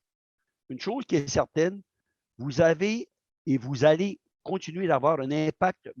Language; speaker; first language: French; native; French